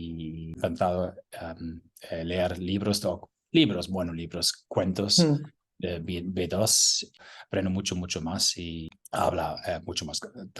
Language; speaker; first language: Spanish; non-native, learner; German